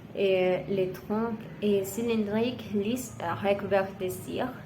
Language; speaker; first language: French; non-native, learner; Spanish